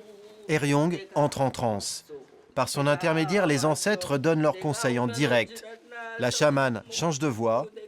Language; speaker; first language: French; native; French